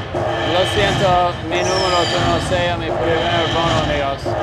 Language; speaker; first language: Spanish; non-native, learner; English